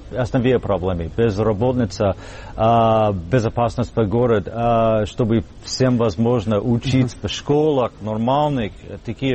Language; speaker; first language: Russian; non-native, fluent; English